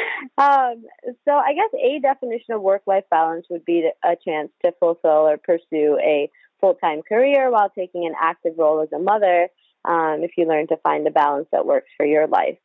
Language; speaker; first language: English; native; English